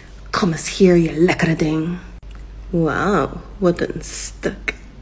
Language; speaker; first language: Dutch; non-native, learner; English